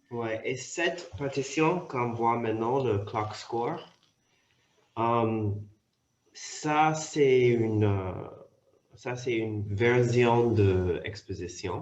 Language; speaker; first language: French; non-native, fluent; English